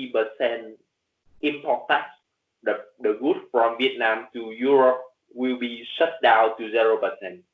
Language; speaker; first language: English; non-native, learner; Vietnamese